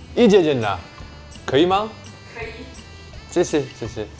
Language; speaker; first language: Chinese; non-native, learner; French